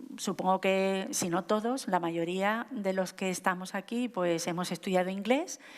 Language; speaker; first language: Spanish; native; Spanish